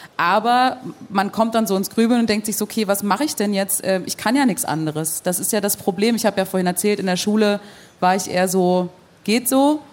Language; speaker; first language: German; native; German